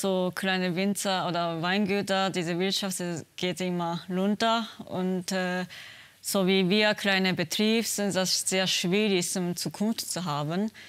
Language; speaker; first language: German; non-native, learner; Japanese